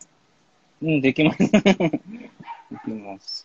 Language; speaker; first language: Japanese; non-native, fluent; Korean